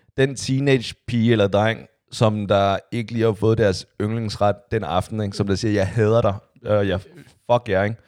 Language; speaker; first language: Danish; early bilingual, other home language; Chinese